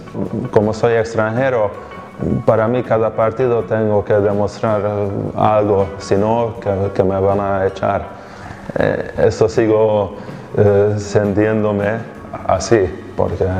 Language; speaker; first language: Spanish; non-native, fluent; Hungarian